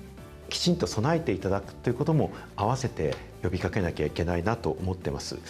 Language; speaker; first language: Japanese; native; Japanese